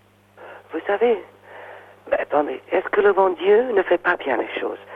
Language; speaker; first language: French; non-native, fluent; Portuguese